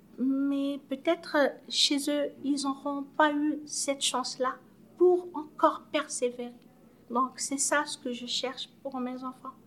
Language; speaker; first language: French; non-native, local second language; Arabic